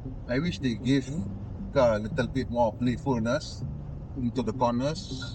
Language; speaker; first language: English; non-native, local second language; Malay